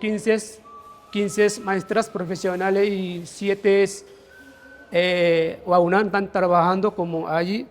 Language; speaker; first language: Spanish; non-native, local second language; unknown